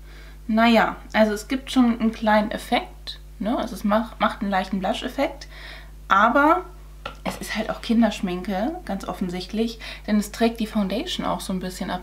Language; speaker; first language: German; native; German